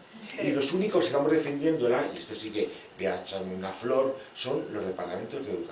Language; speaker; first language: Spanish; native; Spanish